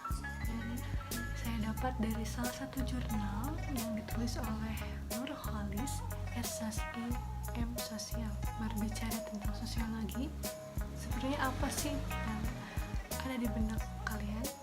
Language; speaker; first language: Indonesian; native; Indonesian